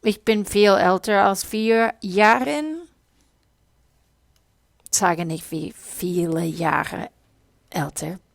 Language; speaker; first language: German; non-native, fluent; English